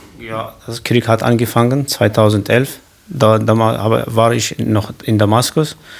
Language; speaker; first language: German; non-native, learner; Kurdish